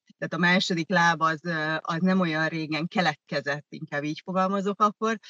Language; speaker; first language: Hungarian; early bilingual, other home language; German